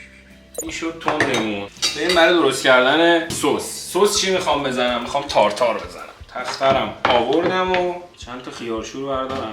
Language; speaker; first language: Persian; native; Persian